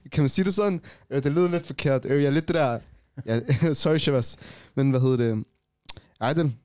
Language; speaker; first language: Danish; early bilingual, other home language; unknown